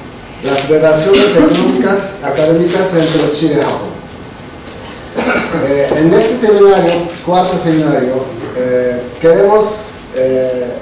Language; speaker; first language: Spanish; non-native, fluent; Japanese